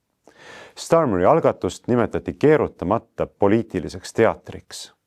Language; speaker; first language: Estonian; native; Estonian